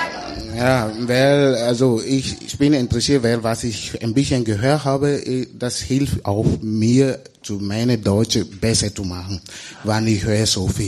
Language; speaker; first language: German; non-native, learner; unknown